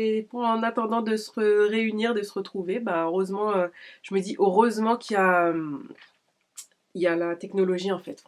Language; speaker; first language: French; native; French